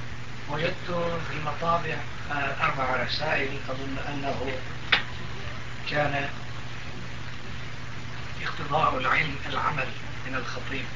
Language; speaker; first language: Arabic; non-native, fluent; Turkish